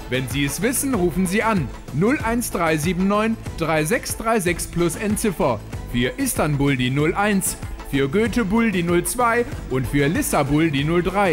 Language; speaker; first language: German; native; German